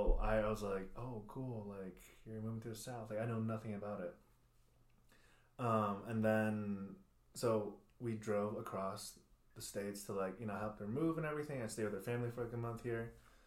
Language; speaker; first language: English; early bilingual, other home language; Chinese